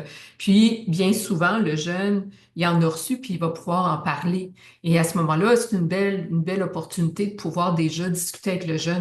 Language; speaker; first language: French; native; French